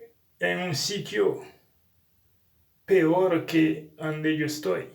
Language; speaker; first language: Spanish; non-native, learner; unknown